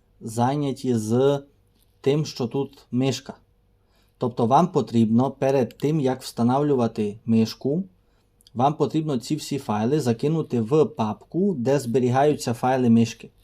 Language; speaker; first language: Ukrainian; native; Ukrainian